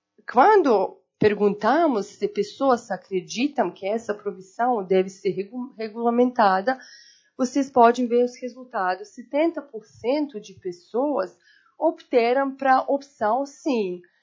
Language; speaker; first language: Portuguese; non-native, fluent; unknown